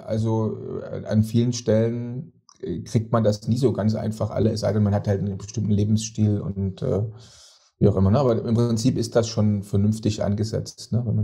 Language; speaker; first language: German; native; German